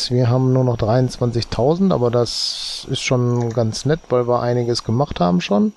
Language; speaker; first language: German; native; German